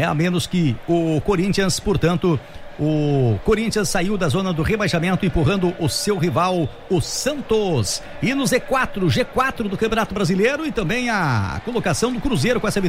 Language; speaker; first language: Portuguese; native; Portuguese